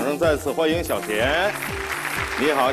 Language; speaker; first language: Chinese; native; Chinese